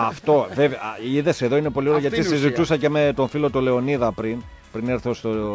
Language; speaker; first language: Greek; native; Greek